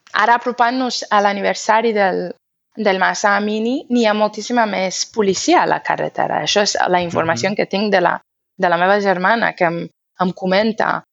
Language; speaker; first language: Catalan; non-native, fluent; Persian